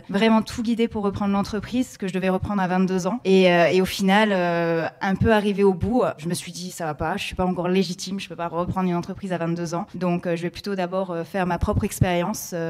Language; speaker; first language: French; native; French